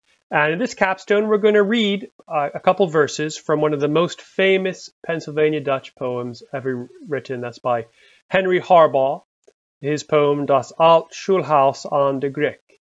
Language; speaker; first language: English; native; English